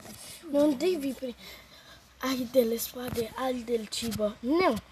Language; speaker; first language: Italian; early bilingual, other home language; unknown